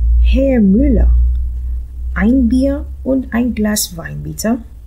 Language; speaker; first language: German; non-native, fluent; Filipino